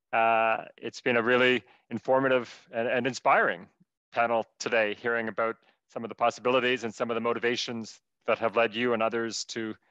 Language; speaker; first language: English; native; English